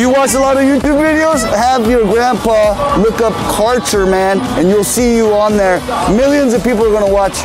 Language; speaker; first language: English; early bilingual, other home language; Korean